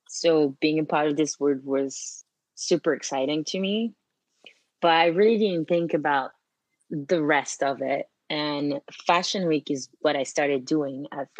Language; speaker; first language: English; non-native, fluent; French